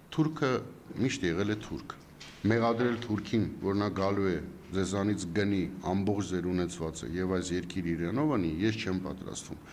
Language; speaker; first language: Armenian; native; Armenian